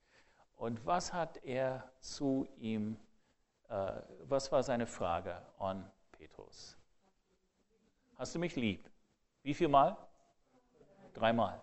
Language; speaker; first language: German; non-native, fluent; English